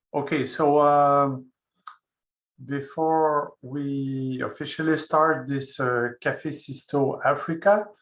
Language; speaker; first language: English; non-native, fluent; French